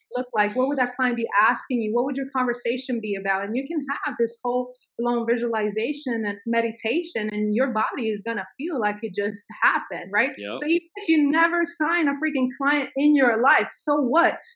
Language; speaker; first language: English; early bilingual, other home language; Swedish